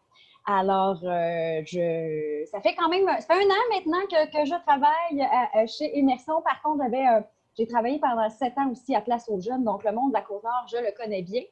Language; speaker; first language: French; native; French